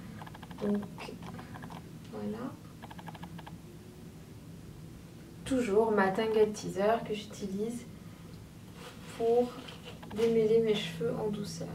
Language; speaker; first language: French; native; French